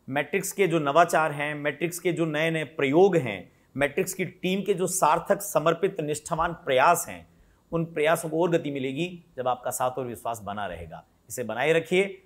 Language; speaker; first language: Hindi; native; Hindi